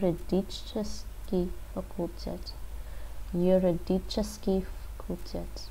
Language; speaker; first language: Russian; non-native, learner; English